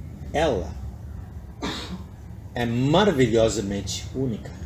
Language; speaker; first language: Portuguese; non-native, fluent; English